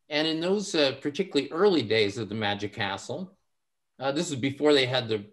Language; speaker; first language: English; native; English